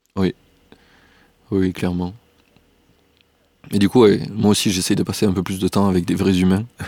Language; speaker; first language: French; native; French